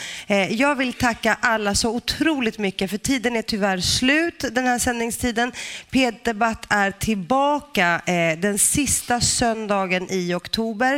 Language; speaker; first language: Swedish; native; Swedish